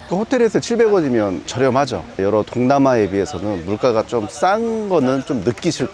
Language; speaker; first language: Korean; native; Korean